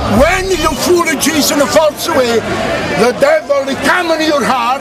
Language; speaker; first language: English; non-native, learner; Italian